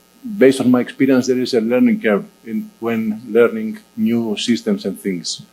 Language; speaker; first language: English; non-native, fluent; Greek